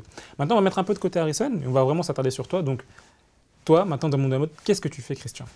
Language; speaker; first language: French; native; French